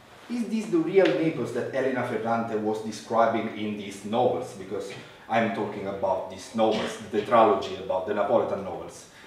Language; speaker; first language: English; non-native, fluent; Italian